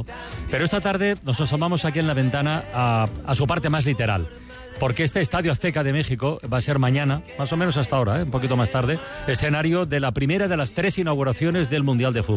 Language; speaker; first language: Spanish; native; Spanish